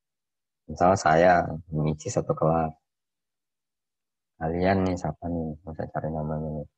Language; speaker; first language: Indonesian; native; Indonesian